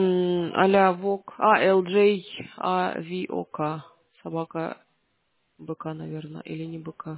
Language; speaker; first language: Russian; native; Russian